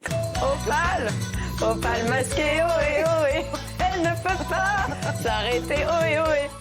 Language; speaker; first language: French; native; French